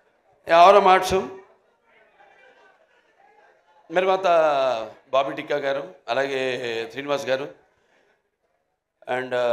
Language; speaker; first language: Telugu; native; Telugu